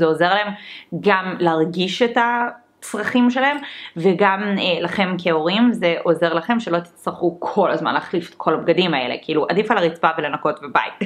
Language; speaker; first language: Hebrew; early bilingual, other home language; English